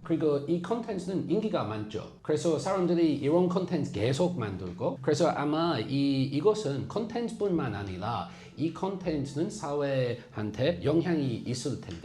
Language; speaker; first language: Korean; non-native, fluent; English